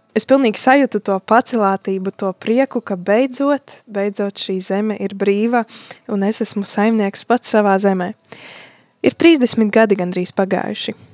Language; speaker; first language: Latvian; native; Latvian